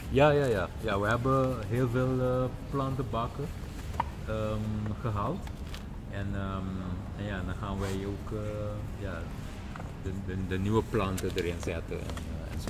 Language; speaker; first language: Dutch; non-native, local second language; Papiamento